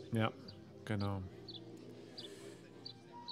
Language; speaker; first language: German; native; German